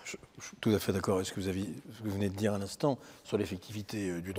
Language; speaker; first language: French; native; French